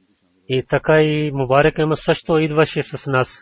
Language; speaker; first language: Bulgarian; non-native, learner; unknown